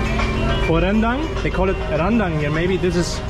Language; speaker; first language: English; non-native, fluent; German